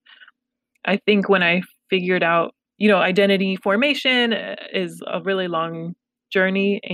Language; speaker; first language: English; early bilingual, other home language; Pashto